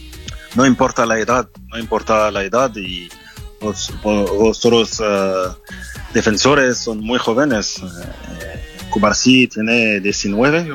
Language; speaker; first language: Spanish; non-native, fluent; French